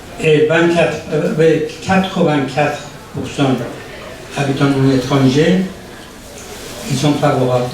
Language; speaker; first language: French; non-native, learner; Persian